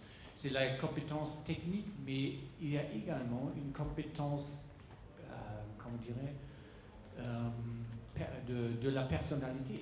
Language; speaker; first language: French; non-native, fluent; German